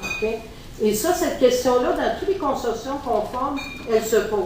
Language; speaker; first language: French; native; French